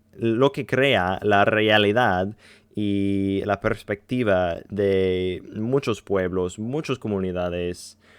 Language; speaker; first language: Spanish; non-native, learner; English